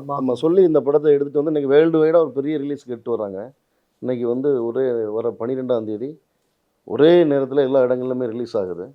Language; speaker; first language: Tamil; native; Tamil